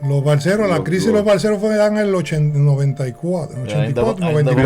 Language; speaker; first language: Spanish; native; Spanish